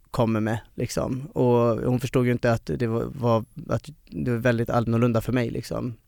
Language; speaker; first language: Swedish; native; Swedish